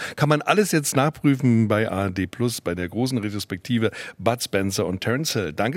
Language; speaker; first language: German; native; German